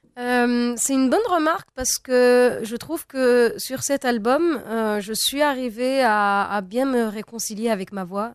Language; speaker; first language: French; non-native, local second language; Arabic